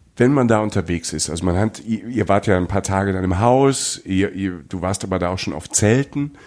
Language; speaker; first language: German; native; German